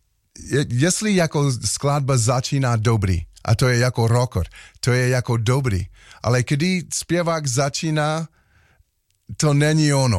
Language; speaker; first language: Czech; non-native, learner; English